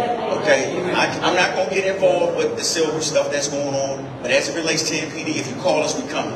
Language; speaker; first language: English; native; English